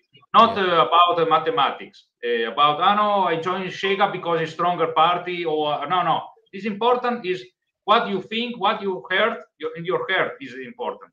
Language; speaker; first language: English; non-native, learner; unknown